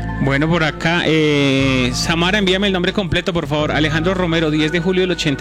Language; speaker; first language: Spanish; native; Spanish